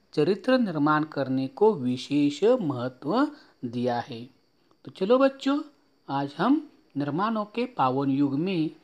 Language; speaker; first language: Hindi; non-native, local second language; Marathi